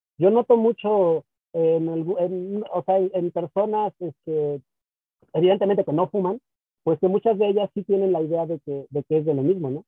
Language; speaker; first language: Spanish; native; Spanish